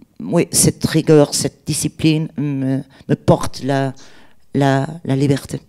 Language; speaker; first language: French; non-native, learner; Portuguese